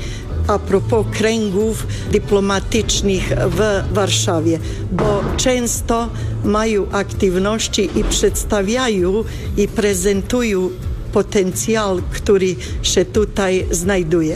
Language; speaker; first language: Polish; non-native, fluent; Bosnian